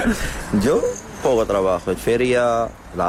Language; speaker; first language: Spanish; non-native, learner; Arabic